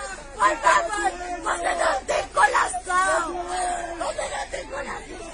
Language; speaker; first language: Portuguese; non-native, learner; Haitian Creole